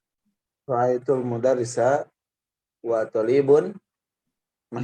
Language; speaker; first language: Arabic; non-native, learner; Indonesian